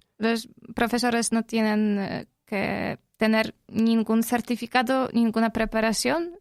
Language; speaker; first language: Spanish; non-native, fluent; Polish